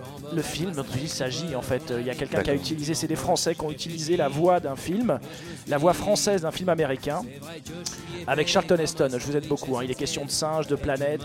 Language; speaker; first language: French; native; French